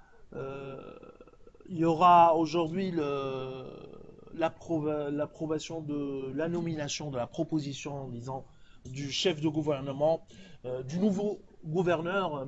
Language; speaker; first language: French; non-native, local second language; Arabic